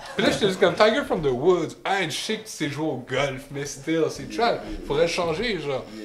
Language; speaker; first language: French; native; French